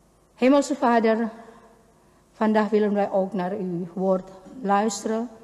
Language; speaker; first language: Dutch; non-native, fluent; Indonesian